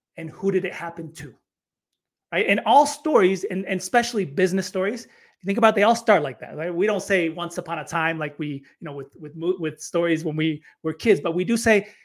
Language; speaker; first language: English; native; English